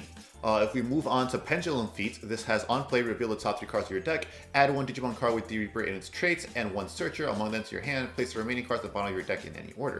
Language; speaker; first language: English; native; English